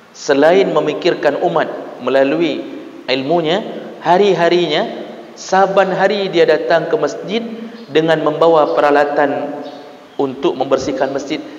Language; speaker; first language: Malay; non-native, local second language; Achinese